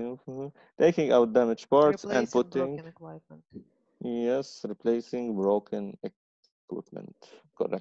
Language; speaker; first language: English; non-native, fluent; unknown